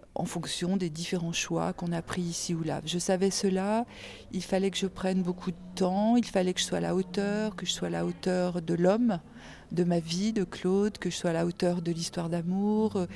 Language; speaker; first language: French; native; French